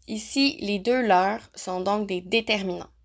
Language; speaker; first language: French; native; French